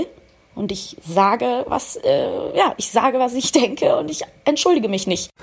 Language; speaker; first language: German; native; German